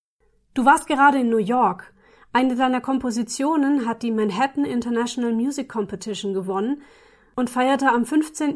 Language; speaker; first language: German; native; German